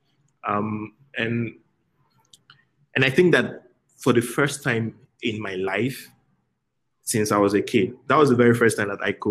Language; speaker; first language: English; native; English